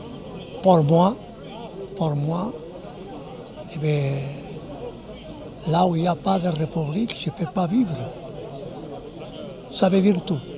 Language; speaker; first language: French; non-native, fluent; Spanish